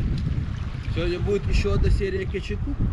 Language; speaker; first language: Russian; native; Russian